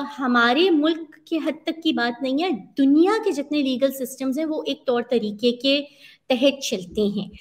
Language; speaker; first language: Urdu; native; Urdu